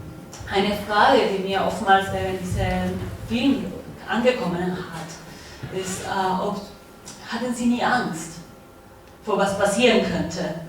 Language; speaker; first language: German; non-native, fluent; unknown